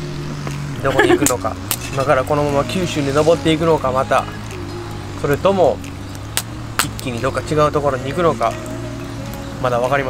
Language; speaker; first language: Japanese; native; Japanese